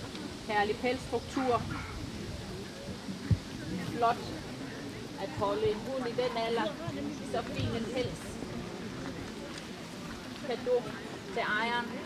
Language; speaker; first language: Danish; native; Danish